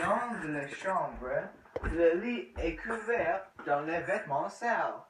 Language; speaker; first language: French; non-native, learner; English